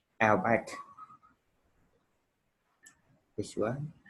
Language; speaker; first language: English; non-native, fluent; Vietnamese